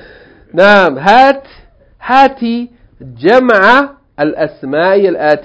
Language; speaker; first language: Arabic; non-native, fluent; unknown